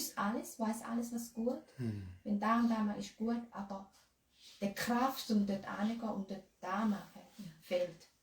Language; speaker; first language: German; non-native, learner; Thai